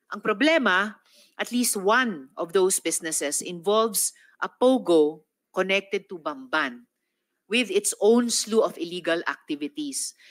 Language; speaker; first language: English; non-native, local second language; Filipino